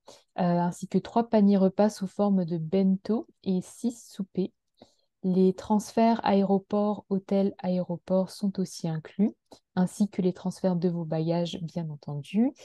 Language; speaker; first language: French; native; French